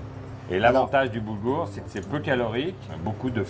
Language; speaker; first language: French; native; French